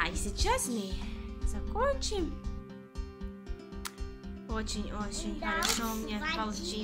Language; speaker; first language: Russian; non-native, learner; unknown